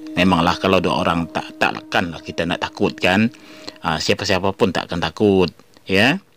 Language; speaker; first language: Malay; non-native, local second language; Iban